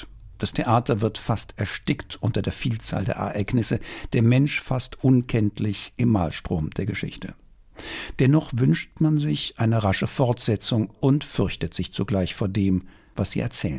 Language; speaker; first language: German; native; German